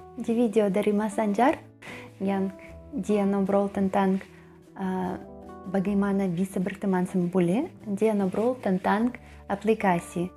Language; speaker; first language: Indonesian; non-native, learner; Russian